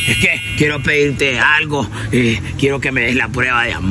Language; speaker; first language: Spanish; native; Spanish